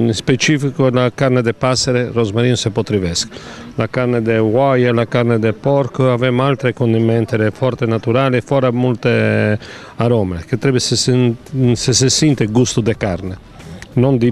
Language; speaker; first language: Romanian; non-native, learner; Italian